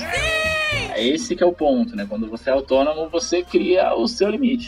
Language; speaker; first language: Portuguese; native; Portuguese